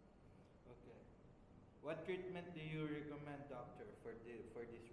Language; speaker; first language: English; non-native, fluent; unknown